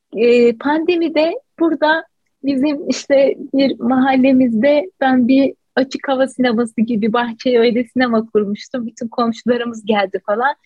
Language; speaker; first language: Turkish; native; Turkish